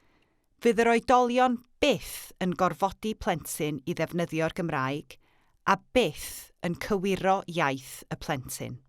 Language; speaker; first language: Welsh; native; Welsh